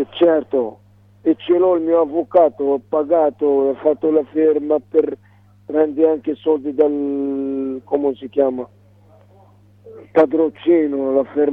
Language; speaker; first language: Italian; non-native, learner; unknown